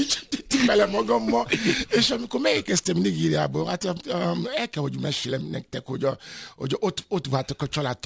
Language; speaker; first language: Hungarian; non-native, fluent; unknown